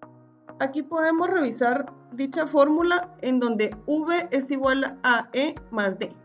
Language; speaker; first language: Spanish; native; Spanish